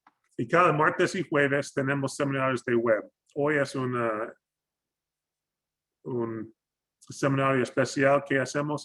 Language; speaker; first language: Spanish; non-native, fluent; English